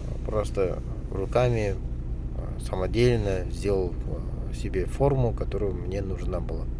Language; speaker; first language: Russian; non-native, local second language; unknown